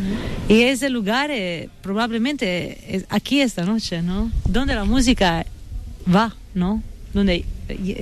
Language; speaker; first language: Spanish; non-native, fluent; Italian